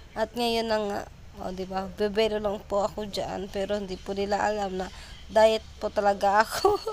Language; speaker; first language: Filipino; native; Filipino